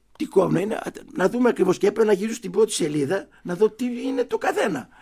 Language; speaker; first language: Greek; early bilingual, heritage; Greek